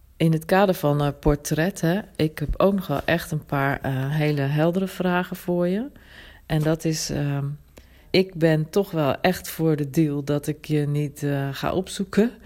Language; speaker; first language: Dutch; native; Dutch